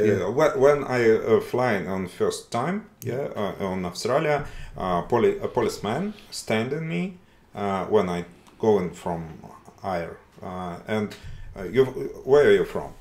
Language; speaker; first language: English; non-native, learner; Russian